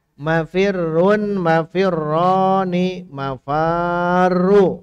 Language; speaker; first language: Arabic; non-native, fluent; Indonesian